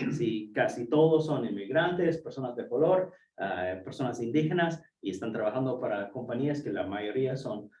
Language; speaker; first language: Spanish; non-native, fluent; English